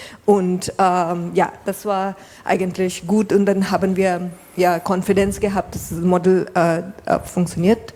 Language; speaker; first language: German; non-native, fluent; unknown